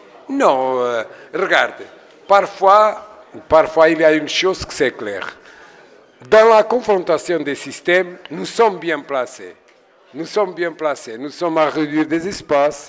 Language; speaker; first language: French; non-native, fluent; Portuguese